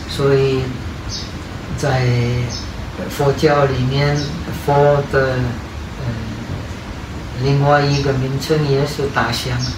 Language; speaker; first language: Chinese; non-native, fluent; Czech